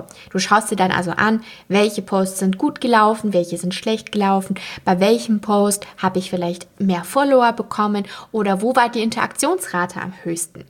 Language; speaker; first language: German; native; German